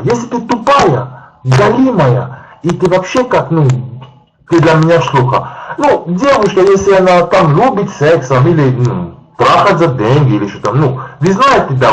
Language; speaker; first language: Russian; non-native, learner; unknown